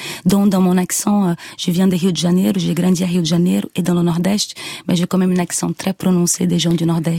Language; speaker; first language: French; non-native, fluent; Portuguese